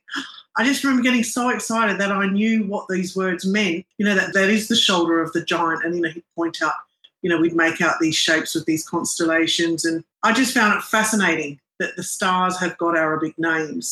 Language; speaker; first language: English; non-native, local second language; Arabic